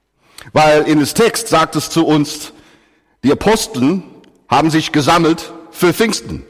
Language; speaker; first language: German; non-native, fluent; English